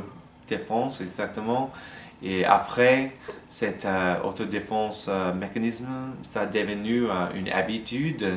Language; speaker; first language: French; non-native, learner; English